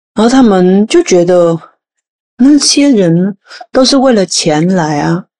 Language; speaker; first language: Chinese; non-native, fluent; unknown